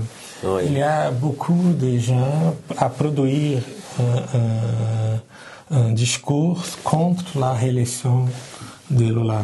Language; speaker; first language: French; non-native, learner; Portuguese